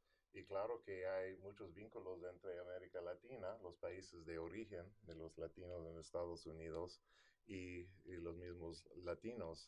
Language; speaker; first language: Spanish; non-native, fluent; English